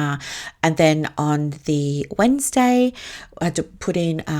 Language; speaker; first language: English; native; English